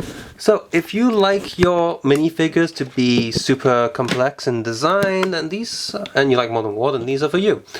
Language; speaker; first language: English; native; English